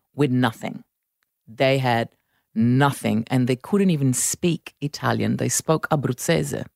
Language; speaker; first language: English; non-native, fluent; Italian